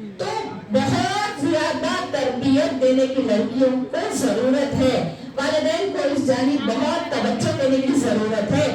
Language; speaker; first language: Urdu; native; Urdu